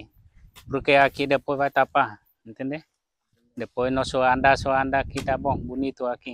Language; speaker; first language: Portuguese; non-native, learner; Vietnamese